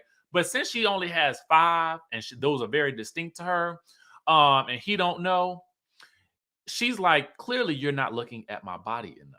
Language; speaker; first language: English; native; English